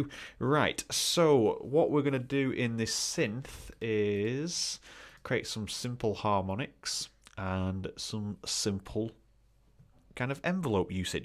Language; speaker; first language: English; native; English